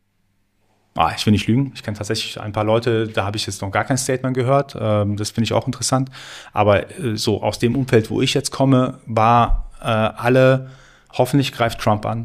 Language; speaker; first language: German; early bilingual, other home language; Persian